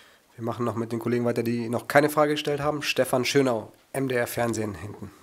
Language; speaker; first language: German; native; German